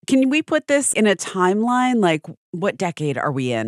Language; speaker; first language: English; native; English